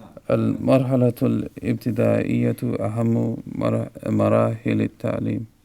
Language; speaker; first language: Arabic; non-native, learner; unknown